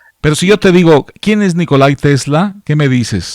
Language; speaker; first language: Spanish; native; Spanish